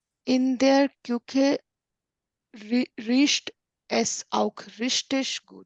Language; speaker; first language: German; non-native, learner; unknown